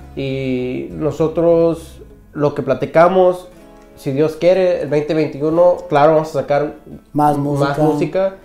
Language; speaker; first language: Spanish; early bilingual, heritage; Spanish